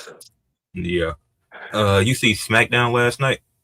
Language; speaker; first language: English; native; English